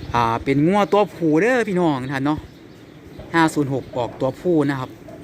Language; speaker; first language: Thai; native; Thai